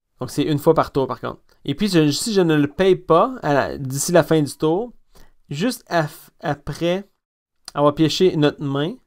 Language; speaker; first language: French; native; French